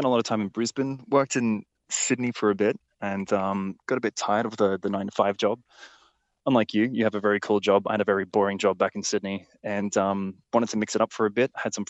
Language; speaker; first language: English; native; English